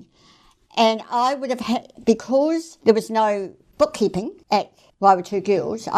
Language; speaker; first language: English; non-native, fluent; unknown